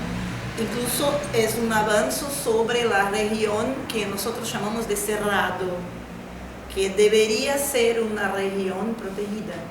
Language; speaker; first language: Spanish; non-native, fluent; Portuguese